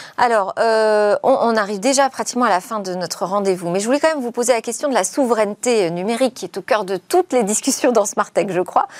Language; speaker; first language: French; native; French